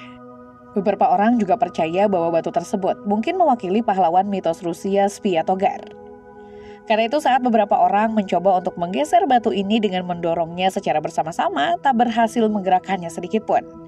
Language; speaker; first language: Indonesian; native; Indonesian